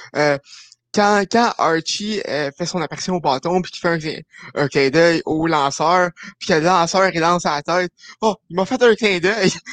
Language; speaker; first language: French; native; French